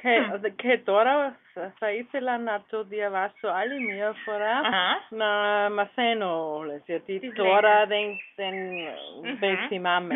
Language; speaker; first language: Greek; non-native, learner; German